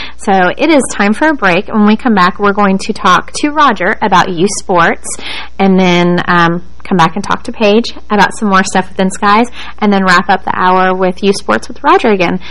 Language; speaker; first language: English; native; English